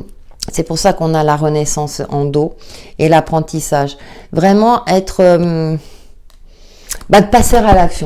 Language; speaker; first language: French; native; French